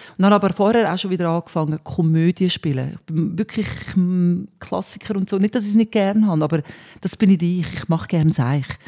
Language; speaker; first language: German; early bilingual, other home language; Swiss German